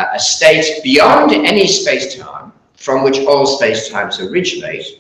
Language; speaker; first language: English; native; English